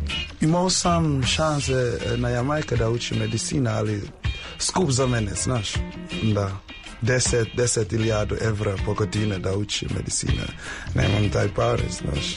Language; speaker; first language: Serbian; non-native, learner; English